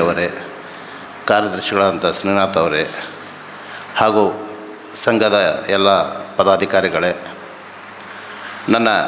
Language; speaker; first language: Kannada; native; Kannada